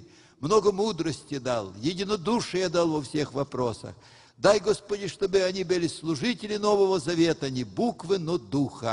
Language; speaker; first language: Russian; native; Russian